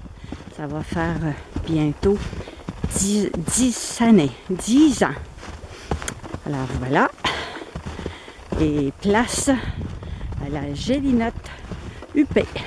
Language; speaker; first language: French; native; French